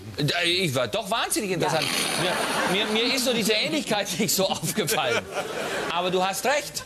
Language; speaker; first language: German; native; German